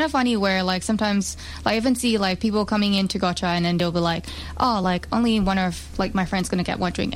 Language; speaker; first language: English; non-native, local second language; Chinese